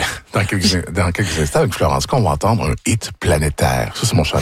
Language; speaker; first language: French; native; French